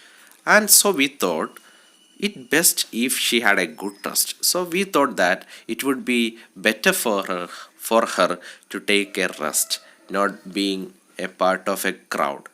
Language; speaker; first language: English; non-native, local second language; Malayalam